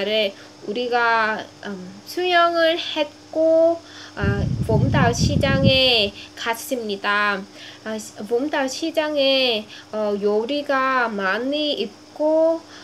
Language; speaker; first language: Korean; non-native, learner; Vietnamese